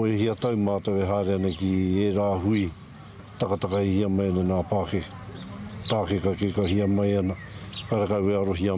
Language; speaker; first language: Māori; native; Māori